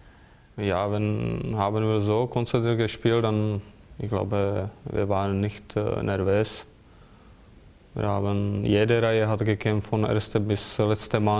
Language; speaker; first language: German; non-native, fluent; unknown